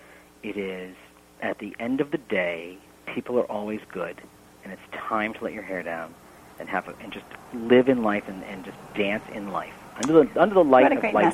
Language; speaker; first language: English; native; English